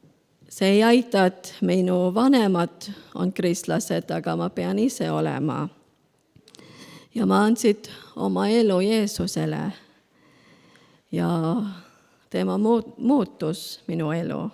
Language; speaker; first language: Estonian; non-native, learner; Spanish